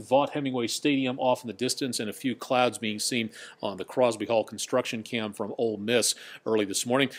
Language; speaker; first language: English; native; English